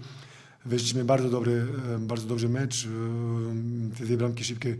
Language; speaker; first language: Polish; non-native, fluent; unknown